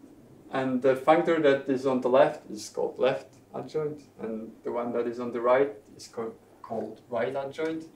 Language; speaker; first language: English; non-native, fluent; Polish